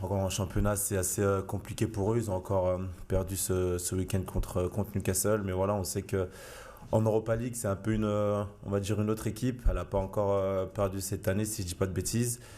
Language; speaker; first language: French; native; French